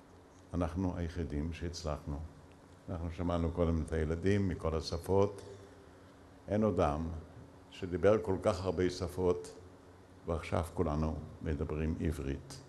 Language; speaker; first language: Hebrew; early bilingual, other home language; Yiddish